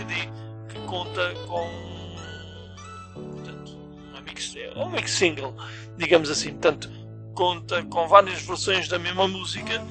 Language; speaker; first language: Portuguese; native; Portuguese